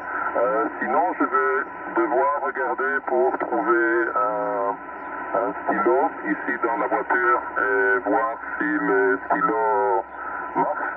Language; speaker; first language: French; non-native, fluent; Greek